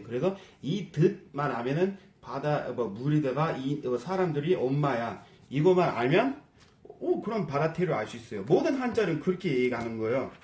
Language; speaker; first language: Korean; non-native, fluent; English